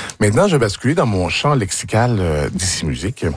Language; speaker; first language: French; native; French